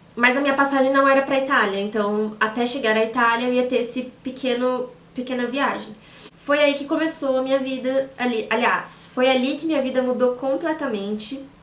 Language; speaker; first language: Portuguese; native; Portuguese